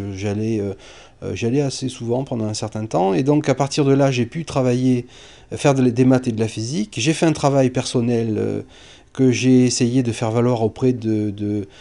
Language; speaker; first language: French; native; French